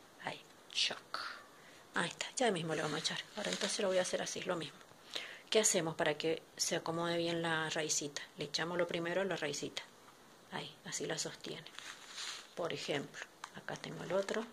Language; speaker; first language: Spanish; native; Spanish